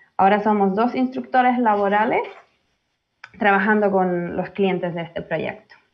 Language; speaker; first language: Spanish; early bilingual, heritage; Finnish